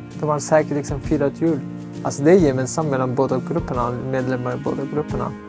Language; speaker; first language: Swedish; non-native, fluent; Persian